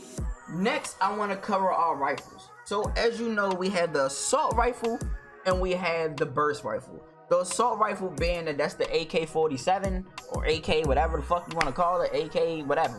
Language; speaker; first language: English; native; English